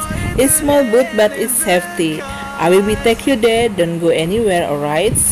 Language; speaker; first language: English; non-native, learner; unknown